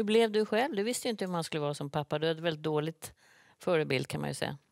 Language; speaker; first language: Swedish; native; Swedish